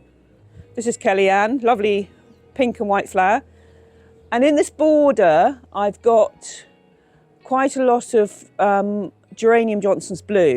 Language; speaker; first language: English; native; English